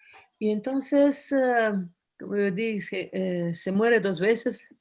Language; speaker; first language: Spanish; non-native, fluent; Italian